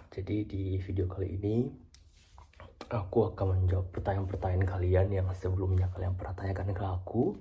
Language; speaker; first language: Indonesian; native; Indonesian